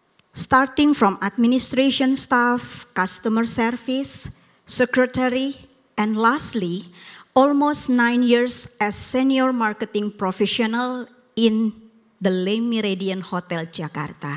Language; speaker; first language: English; non-native, learner; Indonesian